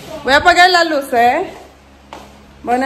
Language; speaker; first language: Spanish; non-native, learner; Filipino